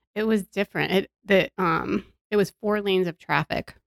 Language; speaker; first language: English; native; English